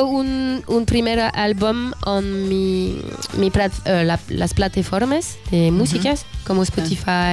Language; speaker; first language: Spanish; non-native, learner; French